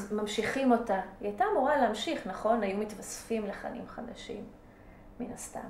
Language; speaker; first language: Hebrew; early bilingual, other home language; Persian